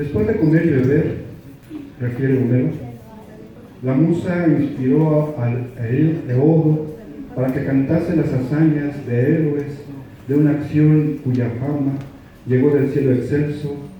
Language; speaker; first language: Spanish; native; Spanish